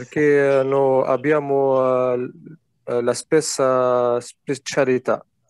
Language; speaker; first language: Italian; non-native, learner; Arabic